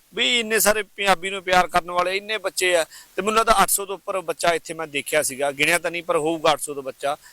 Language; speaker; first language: Punjabi; native; Punjabi